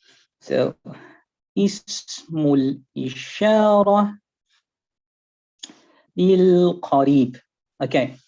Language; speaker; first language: Arabic; non-native, fluent; English